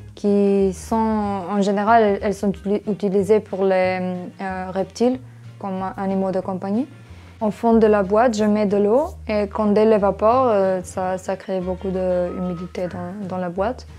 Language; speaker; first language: French; non-native, fluent; English